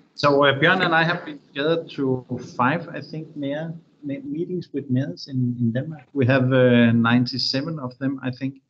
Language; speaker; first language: English; non-native, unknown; Danish